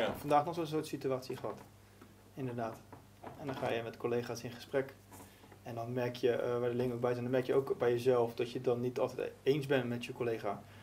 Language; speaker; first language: Dutch; native; Dutch